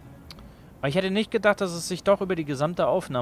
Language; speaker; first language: German; native; German